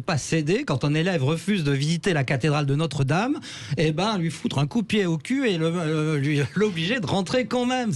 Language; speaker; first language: French; native; French